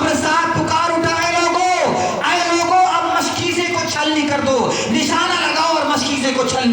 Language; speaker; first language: Urdu; native; Urdu